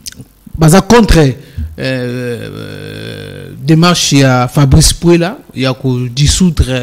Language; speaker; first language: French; non-native, local second language; Lingala